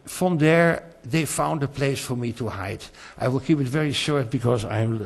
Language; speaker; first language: English; non-native, fluent; Dutch